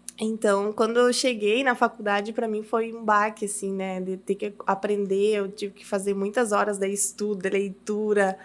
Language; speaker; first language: Portuguese; early bilingual, heritage; Portuguese